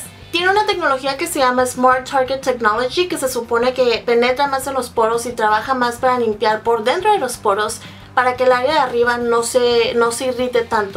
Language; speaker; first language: Spanish; native; Spanish